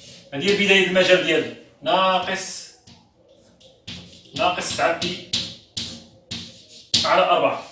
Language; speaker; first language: Arabic; native; Arabic